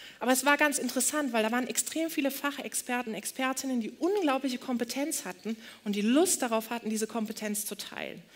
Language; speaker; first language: German; early bilingual, other home language; Turkish